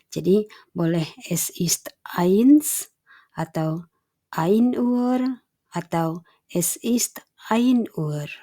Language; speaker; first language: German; non-native, fluent; Indonesian